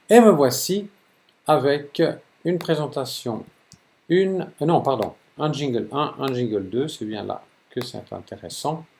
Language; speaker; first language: French; native; French